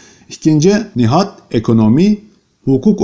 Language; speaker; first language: Turkish; non-native, learner; Uyghur